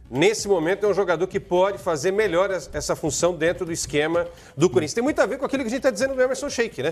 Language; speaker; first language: Portuguese; native; Portuguese